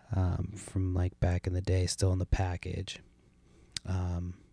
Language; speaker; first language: English; native; English